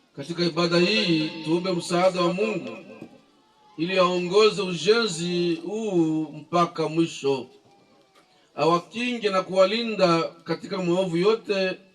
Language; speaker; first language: Swahili; native; Swahili